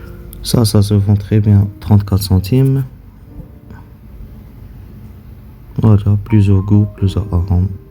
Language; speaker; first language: French; non-native, local second language; Arabic